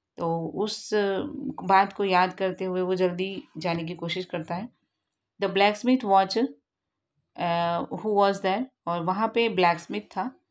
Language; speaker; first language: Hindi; non-native, local second language; Gujarati